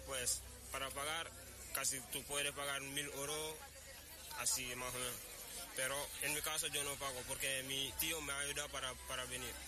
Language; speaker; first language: Spanish; non-native, learner; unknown